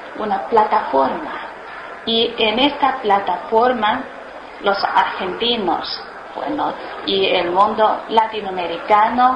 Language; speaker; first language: Spanish; non-native, learner; Chinese